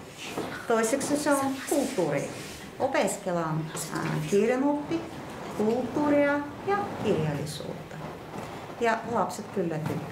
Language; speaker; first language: Finnish; non-native, fluent; Russian